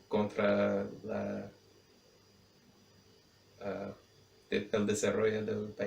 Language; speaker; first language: Spanish; non-native, fluent; English